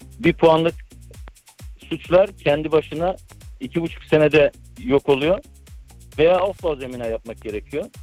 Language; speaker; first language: Turkish; early bilingual, heritage; Turkish